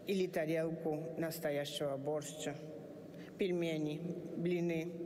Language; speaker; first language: Russian; non-native, learner; Spanish